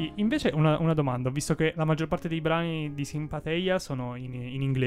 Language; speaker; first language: Italian; native; Italian